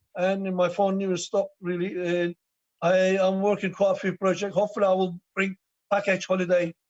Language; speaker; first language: English; non-native, learner; Turkish